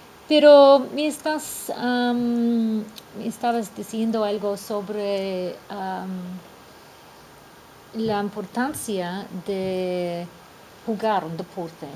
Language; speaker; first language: Spanish; non-native, fluent; English